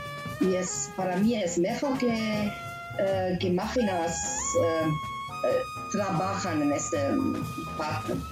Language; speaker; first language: Spanish; non-native, learner; German